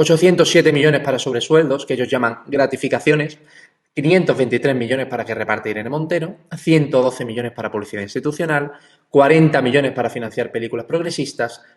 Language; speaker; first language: Spanish; native; Spanish